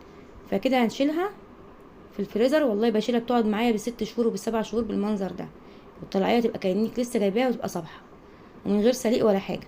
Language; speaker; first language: Arabic; native; Arabic